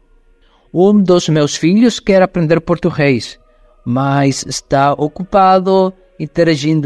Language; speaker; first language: Portuguese; non-native, fluent; Spanish